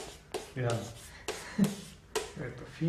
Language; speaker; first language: Icelandic; non-native, learner; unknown